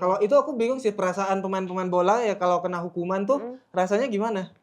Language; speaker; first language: Indonesian; native; Indonesian